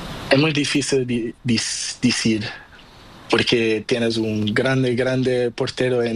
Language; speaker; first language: Spanish; non-native, learner; Portuguese